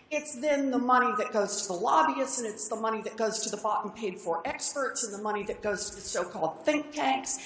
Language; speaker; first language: English; native; English